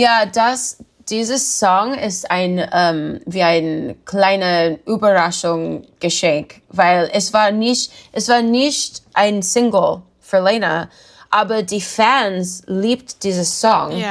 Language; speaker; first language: German; non-native, learner; English